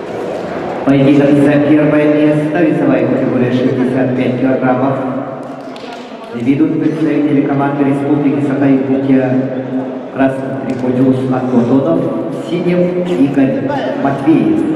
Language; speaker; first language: Russian; native; Russian